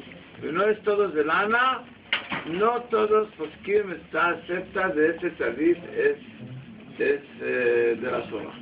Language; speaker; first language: Spanish; non-native, learner; Hebrew